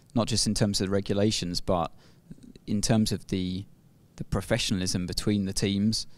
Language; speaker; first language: English; native; English